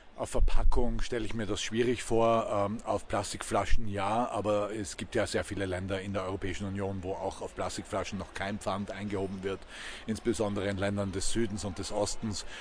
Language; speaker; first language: German; native; German